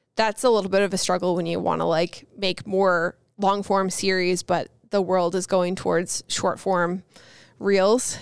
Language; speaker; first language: English; native; English